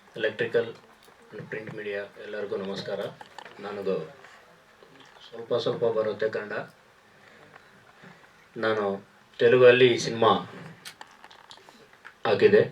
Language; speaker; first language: Kannada; non-native, learner; Telugu